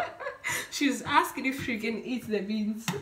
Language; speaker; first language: English; non-native, fluent; Swahili